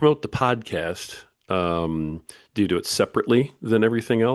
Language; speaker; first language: English; native; English